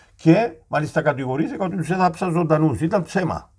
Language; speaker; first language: Greek; native; Greek